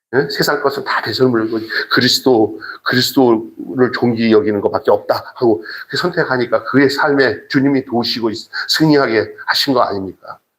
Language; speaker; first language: Korean; native; Korean